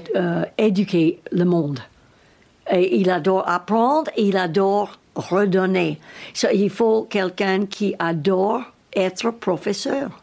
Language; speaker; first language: French; non-native, fluent; English